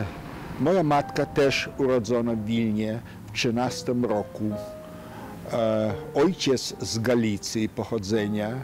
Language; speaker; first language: Polish; non-native, local second language; Yiddish